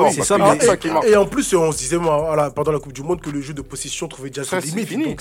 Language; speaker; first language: French; native; French